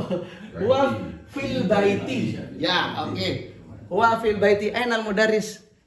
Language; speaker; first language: Arabic; non-native, fluent; Indonesian